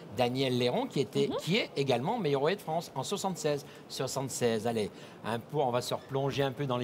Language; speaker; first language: French; native; French